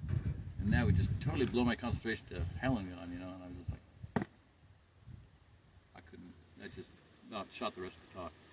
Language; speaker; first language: English; native; English